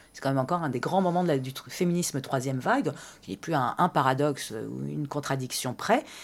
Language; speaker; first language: French; early bilingual, other home language; Persian